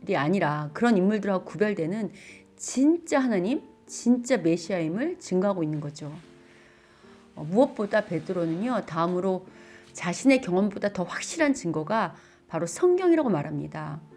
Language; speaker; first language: Korean; native; Korean